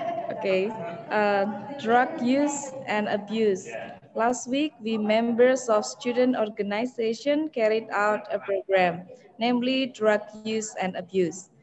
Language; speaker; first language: English; non-native, fluent; Indonesian